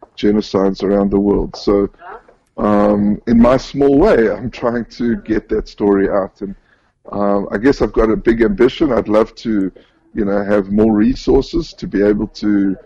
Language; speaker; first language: English; native; English